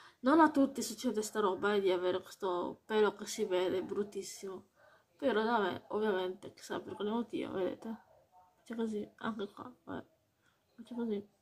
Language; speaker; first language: Italian; early bilingual, heritage; Italian